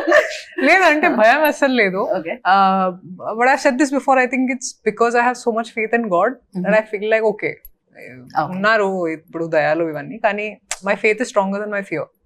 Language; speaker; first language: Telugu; non-native, fluent; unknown